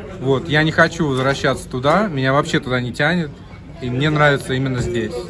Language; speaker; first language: Russian; native; Russian